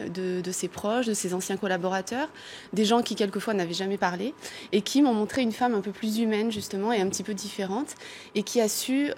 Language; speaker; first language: French; native; French